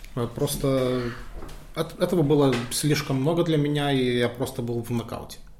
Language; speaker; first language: Russian; non-native, fluent; Lithuanian